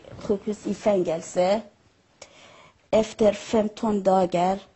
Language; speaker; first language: Swedish; non-native, learner; Persian